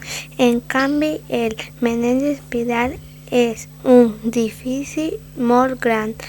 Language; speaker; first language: Catalan; non-native, learner; Spanish